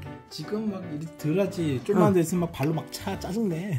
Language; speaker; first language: Korean; native; Korean